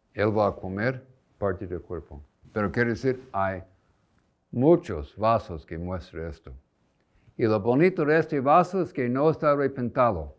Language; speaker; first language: Spanish; non-native, fluent; English